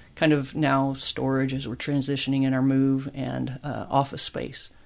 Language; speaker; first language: English; native; English